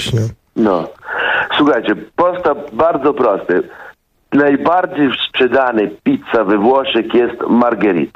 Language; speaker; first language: Polish; non-native, fluent; Italian